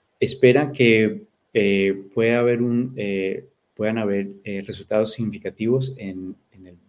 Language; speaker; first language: Spanish; early bilingual, heritage; Spanish